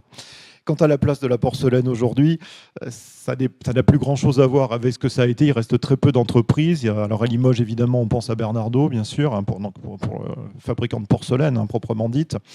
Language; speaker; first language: French; native; French